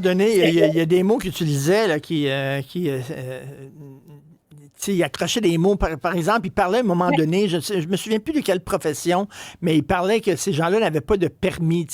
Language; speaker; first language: French; native; French